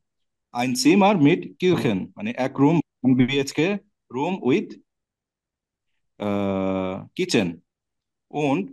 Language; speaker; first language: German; non-native, learner; Bangla